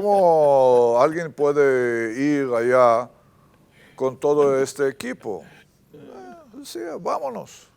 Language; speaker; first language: Spanish; non-native, fluent; Hebrew